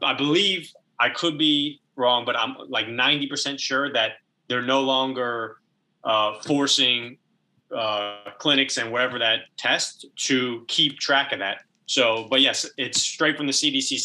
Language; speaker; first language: English; native; English